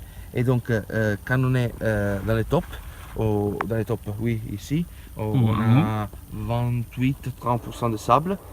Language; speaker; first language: French; non-native, learner; Italian